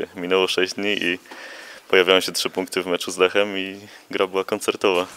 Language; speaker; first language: Polish; native; Polish